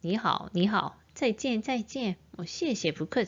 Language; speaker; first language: Chinese; non-native, fluent; Korean